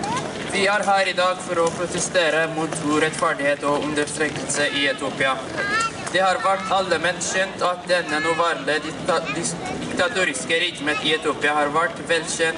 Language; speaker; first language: Norwegian; non-native, fluent; Oromo